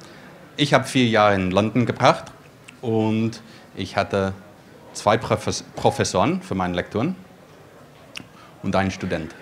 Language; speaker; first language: German; non-native, fluent; English